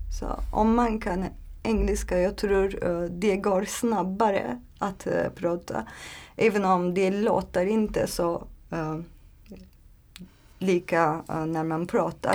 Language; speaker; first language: Swedish; non-native, learner; Turkish